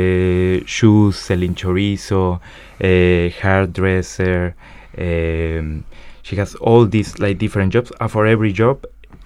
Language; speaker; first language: English; non-native, fluent; Spanish